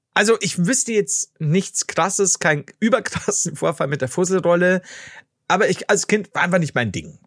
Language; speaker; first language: German; native; German